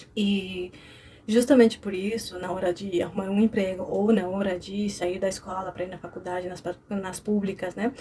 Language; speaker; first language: Portuguese; non-native, fluent; Spanish